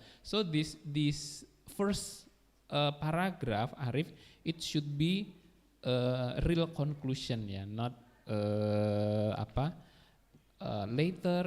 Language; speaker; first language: English; non-native, learner; Indonesian